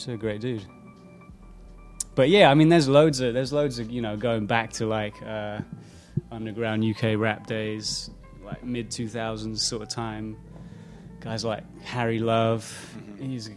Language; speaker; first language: English; native; English